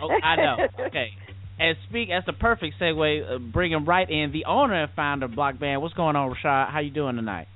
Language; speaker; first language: English; native; English